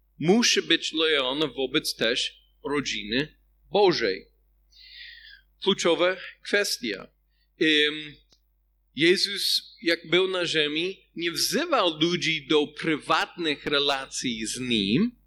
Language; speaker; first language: Polish; non-native, fluent; English